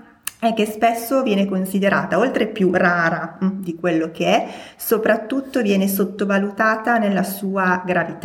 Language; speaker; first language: Italian; native; Italian